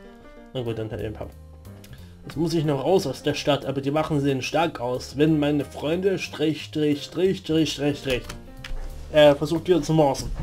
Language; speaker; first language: German; native; German